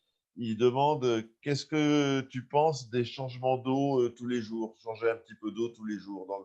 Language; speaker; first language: French; native; French